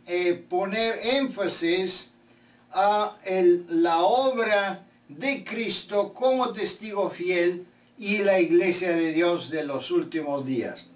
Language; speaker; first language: Spanish; non-native, fluent; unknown